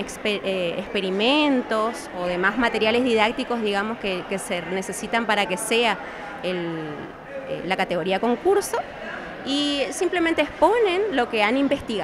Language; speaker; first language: Spanish; native; Spanish